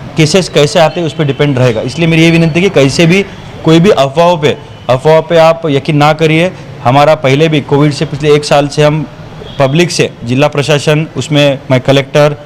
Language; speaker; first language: Hindi; non-native, local second language; Marathi